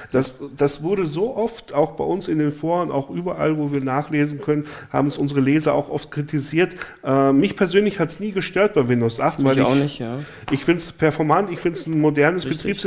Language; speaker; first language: German; native; German